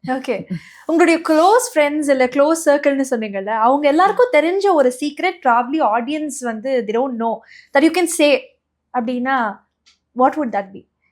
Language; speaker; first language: Tamil; native; Tamil